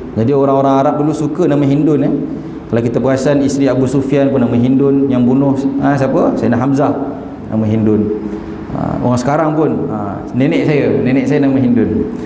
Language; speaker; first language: Malay; native; Malay